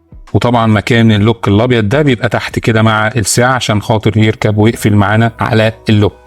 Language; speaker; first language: Arabic; native; Arabic